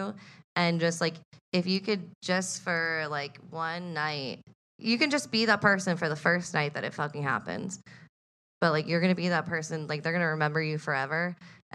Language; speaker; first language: English; native; English